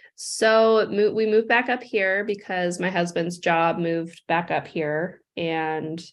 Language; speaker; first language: English; native; English